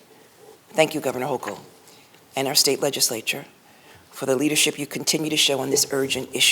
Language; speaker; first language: English; native; English